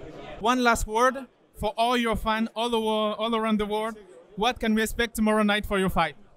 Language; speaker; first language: English; non-native, fluent; French